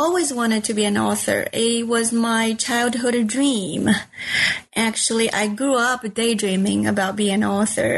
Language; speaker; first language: English; non-native, fluent; Chinese